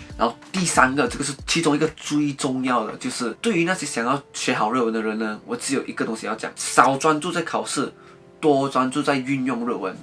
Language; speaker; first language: Chinese; native; Chinese